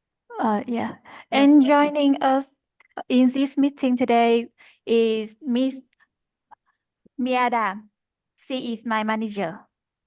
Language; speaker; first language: English; non-native, learner; Vietnamese